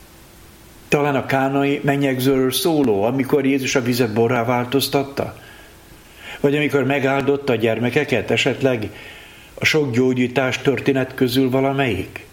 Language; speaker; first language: Hungarian; native; Hungarian